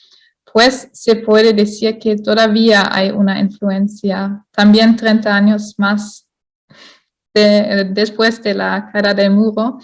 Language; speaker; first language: Spanish; non-native, fluent; German